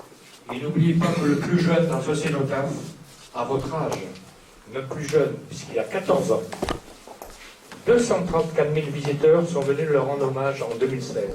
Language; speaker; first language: French; native; French